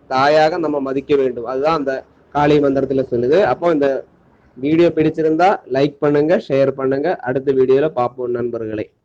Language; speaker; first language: Tamil; non-native, local second language; Malayalam